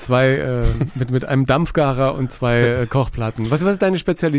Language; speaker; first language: German; native; German